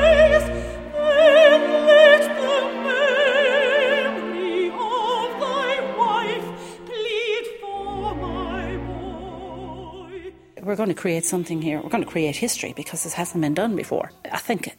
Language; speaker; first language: English; native; English